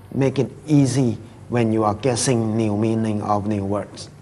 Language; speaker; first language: English; non-native, fluent; Thai